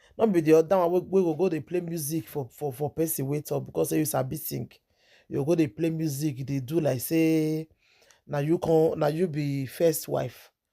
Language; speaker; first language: Nigerian Pidgin; native; Nigerian Pidgin